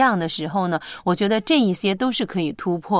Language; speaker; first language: Chinese; native; Chinese